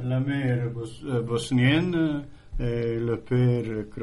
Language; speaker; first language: French; non-native, fluent; Croatian